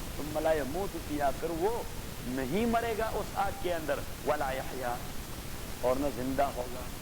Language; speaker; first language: Urdu; non-native, local second language; Pashto